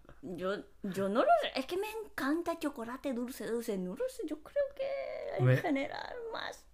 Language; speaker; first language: Spanish; non-native, fluent; Japanese